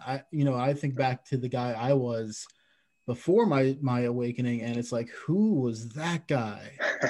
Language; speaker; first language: English; native; English